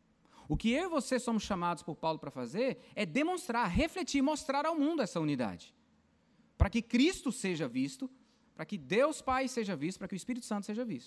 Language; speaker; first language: Portuguese; native; Portuguese